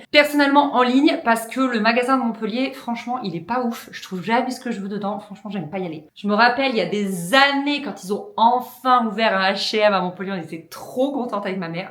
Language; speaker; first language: French; native; French